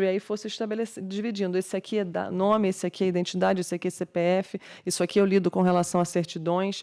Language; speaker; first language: Portuguese; native; Portuguese